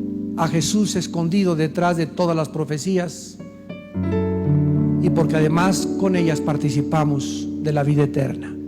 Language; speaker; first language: Spanish; native; Spanish